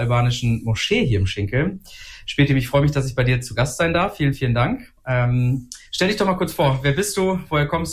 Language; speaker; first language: German; native; German